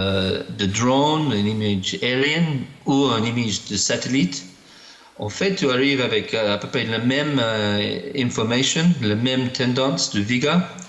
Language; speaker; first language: French; non-native, learner; English